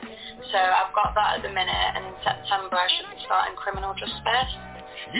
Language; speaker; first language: English; native; English